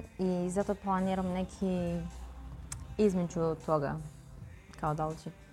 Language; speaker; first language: Serbian; non-native, fluent; Chinese